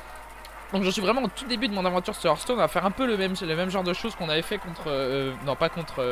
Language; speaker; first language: French; native; French